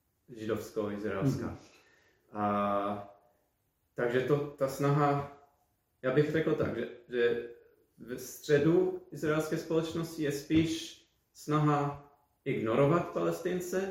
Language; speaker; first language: Czech; non-native, fluent; English